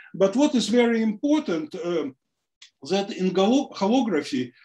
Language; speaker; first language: English; non-native, fluent; Russian